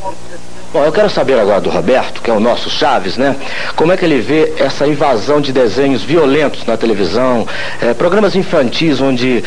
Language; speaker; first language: Portuguese; native; Portuguese